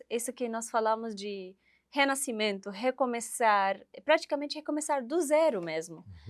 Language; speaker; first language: Portuguese; non-native, fluent; Arabic